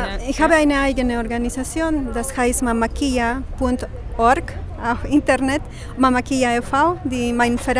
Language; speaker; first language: German; non-native, fluent; Spanish